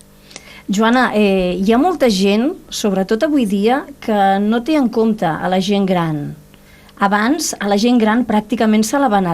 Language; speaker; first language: Catalan; native; Catalan